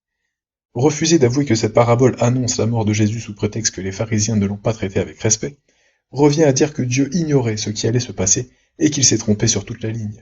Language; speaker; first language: French; native; French